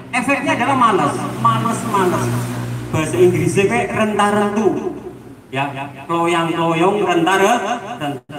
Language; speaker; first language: Indonesian; native; Indonesian